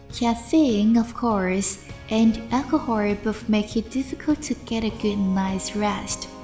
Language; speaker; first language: English; non-native, fluent; Chinese